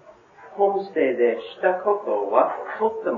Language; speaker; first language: Japanese; non-native, learner; English